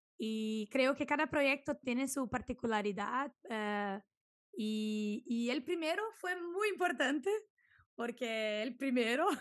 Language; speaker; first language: Spanish; non-native, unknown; Portuguese